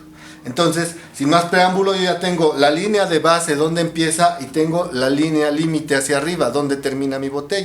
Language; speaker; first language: Spanish; native; Spanish